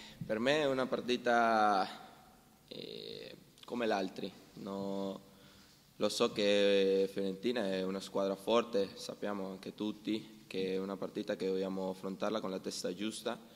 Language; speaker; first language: Italian; non-native, learner; Spanish